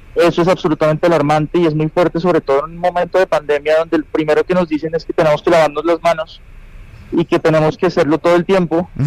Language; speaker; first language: Spanish; native; Spanish